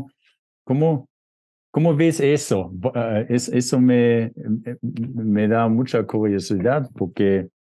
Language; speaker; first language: Spanish; non-native, fluent; German